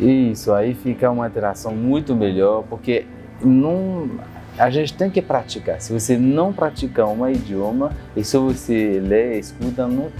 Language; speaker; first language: Portuguese; non-native, fluent; French